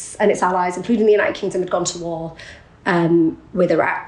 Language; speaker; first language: English; native; English